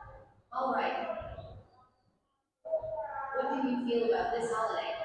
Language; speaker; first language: English; non-native, learner; Indonesian